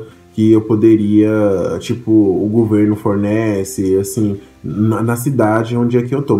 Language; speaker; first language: Portuguese; non-native, fluent; Haitian Creole